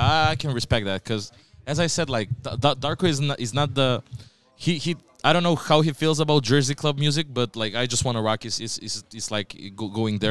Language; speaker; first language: English; non-native, fluent; Macedonian